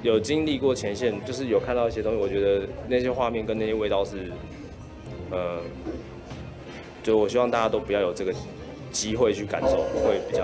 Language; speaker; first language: Chinese; native; Chinese